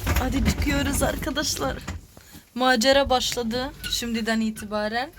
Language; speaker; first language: Turkish; early bilingual, other home language; Arabic